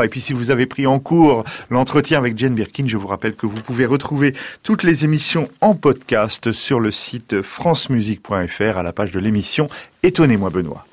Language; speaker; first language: French; native; French